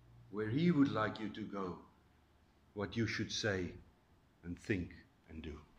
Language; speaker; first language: English; non-native, local second language; Afrikaans